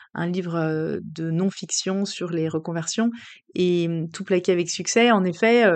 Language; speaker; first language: French; native; French